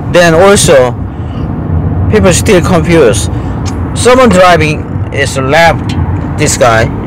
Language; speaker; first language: English; non-native, learner; Korean